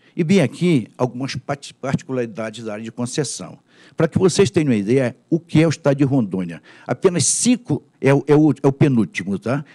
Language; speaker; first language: Portuguese; native; Portuguese